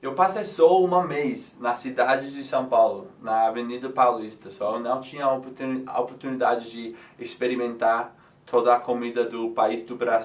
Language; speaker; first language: Portuguese; non-native, fluent; English